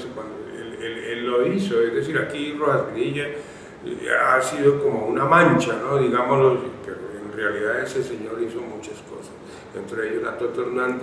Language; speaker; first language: Spanish; native; Spanish